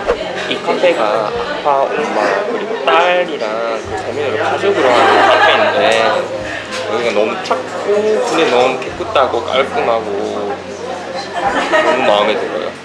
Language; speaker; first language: Korean; non-native, fluent; Japanese